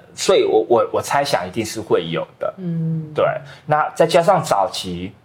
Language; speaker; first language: Chinese; native; Chinese